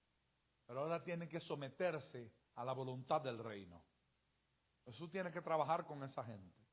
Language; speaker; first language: Spanish; native; Spanish